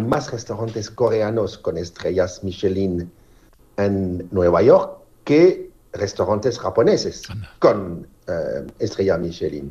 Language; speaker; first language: Spanish; non-native, learner; French